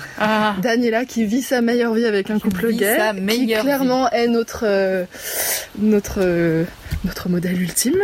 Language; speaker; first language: French; native; French